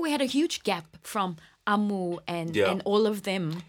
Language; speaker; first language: English; native; English